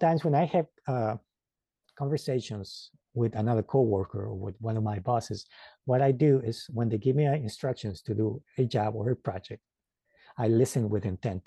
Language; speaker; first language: English; non-native, fluent; Spanish